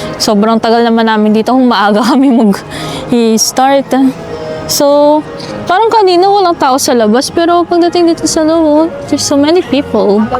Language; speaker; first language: Filipino; native; Filipino